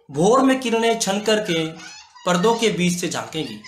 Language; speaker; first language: Hindi; native; Hindi